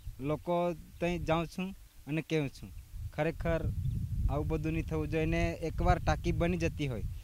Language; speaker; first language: Gujarati; non-native, local second language; Vasavi